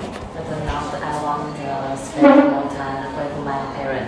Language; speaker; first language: English; non-native, learner; Chinese